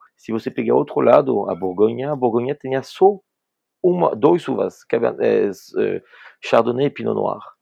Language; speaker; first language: Portuguese; non-native, fluent; French